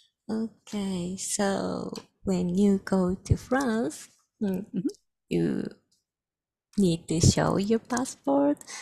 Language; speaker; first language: English; non-native, fluent; Japanese